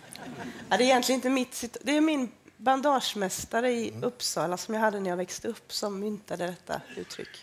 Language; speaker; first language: Swedish; native; Swedish